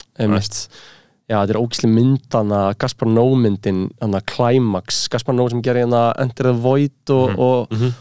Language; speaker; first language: Icelandic; native; Icelandic